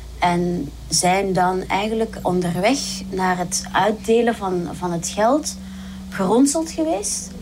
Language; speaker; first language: Dutch; native; Dutch